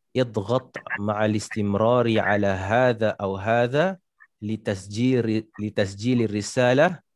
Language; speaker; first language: Arabic; non-native, fluent; Malay